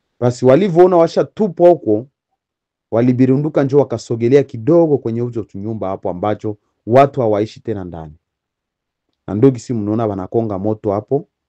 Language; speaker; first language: Swahili; native; Swahili